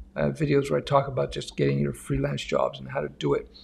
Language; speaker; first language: English; native; English